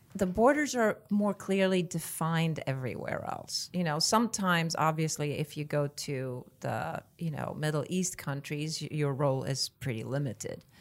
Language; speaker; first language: English; non-native, fluent; Swedish